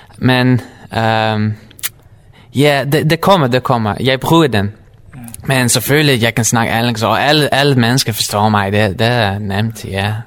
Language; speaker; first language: Danish; non-native, learner; Dutch